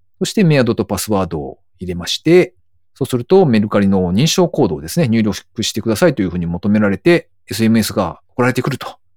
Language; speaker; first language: Japanese; native; Japanese